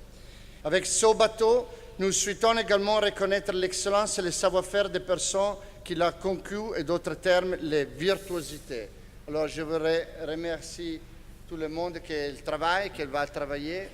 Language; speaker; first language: French; non-native, fluent; Italian